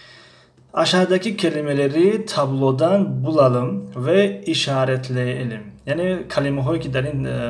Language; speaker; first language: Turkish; non-native, fluent; Tajik